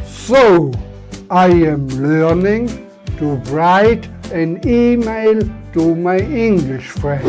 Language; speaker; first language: English; non-native, learner; German